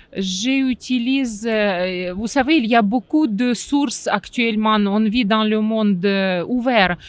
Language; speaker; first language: French; non-native, fluent; Ukrainian